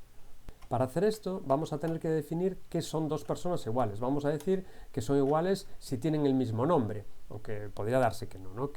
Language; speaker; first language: Spanish; native; Spanish